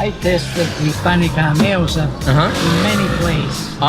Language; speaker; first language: English; non-native, learner; Italian